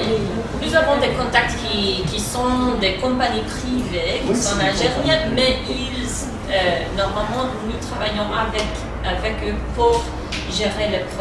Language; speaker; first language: French; non-native, fluent; English